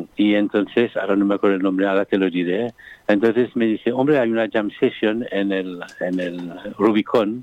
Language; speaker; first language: Spanish; non-native, fluent; Morisyen